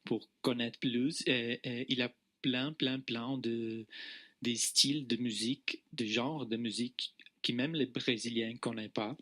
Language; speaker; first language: French; non-native, fluent; Portuguese